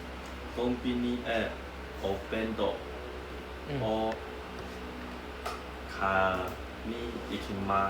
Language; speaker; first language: Japanese; non-native, learner; Chinese